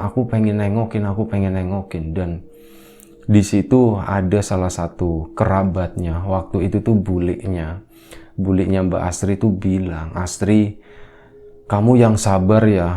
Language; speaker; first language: Indonesian; native; Indonesian